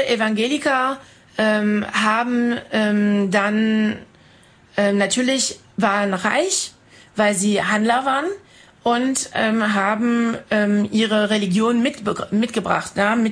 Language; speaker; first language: German; non-native, fluent; French